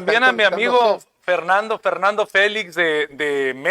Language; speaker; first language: Spanish; native; Spanish